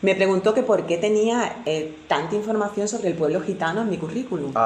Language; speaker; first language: Spanish; native; Spanish